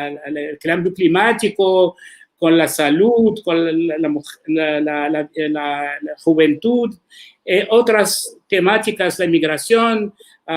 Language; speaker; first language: Spanish; non-native, learner; Arabic